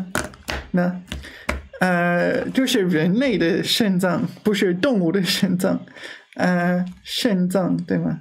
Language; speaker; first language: Chinese; non-native, learner; English